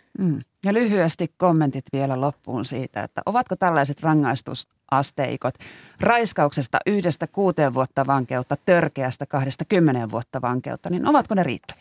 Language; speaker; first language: Finnish; native; Finnish